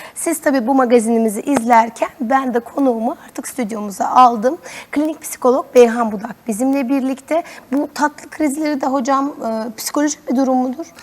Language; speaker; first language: Turkish; non-native, local second language; Azerbaijani